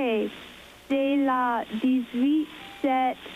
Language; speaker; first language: French; non-native, learner; English